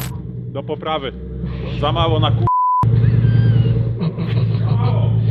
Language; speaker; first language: Polish; native; Polish